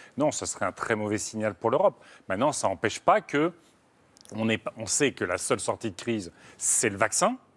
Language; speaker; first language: French; native; French